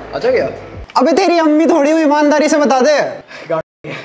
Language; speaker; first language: Hindi; native; Hindi